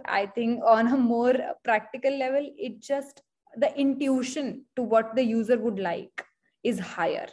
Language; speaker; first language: English; non-native, local second language; Hindi